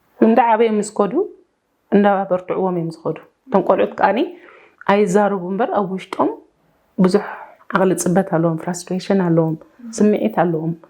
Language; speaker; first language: Tigrinya; early bilingual, heritage; Tigrinya